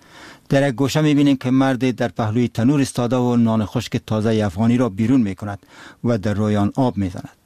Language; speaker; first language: Persian; native; Persian